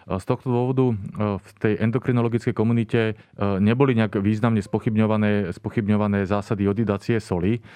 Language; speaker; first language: Slovak; native; Slovak